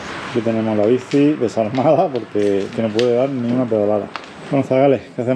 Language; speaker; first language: Spanish; native; Spanish